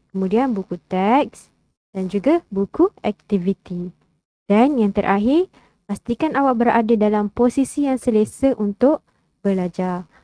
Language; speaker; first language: Malay; native; Malay